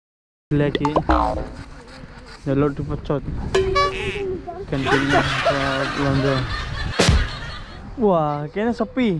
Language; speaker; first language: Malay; non-native, local second language; Javanese